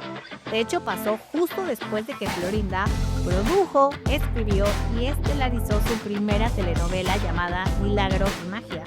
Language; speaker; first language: Spanish; native; Spanish